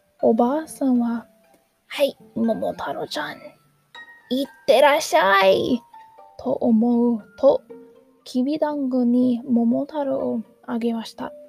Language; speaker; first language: Japanese; non-native, learner; English